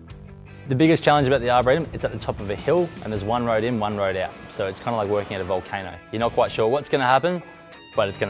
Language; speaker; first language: English; native; English